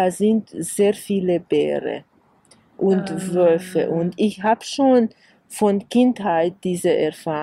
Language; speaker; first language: German; non-native, fluent; Hungarian